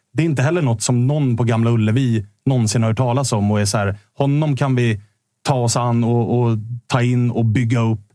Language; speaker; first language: Swedish; native; Swedish